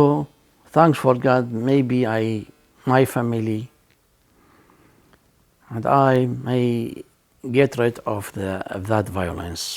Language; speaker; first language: English; non-native, learner; Arabic